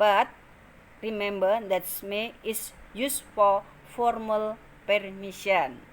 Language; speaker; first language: English; non-native, learner; Indonesian